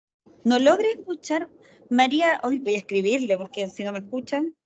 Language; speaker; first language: Spanish; native; Spanish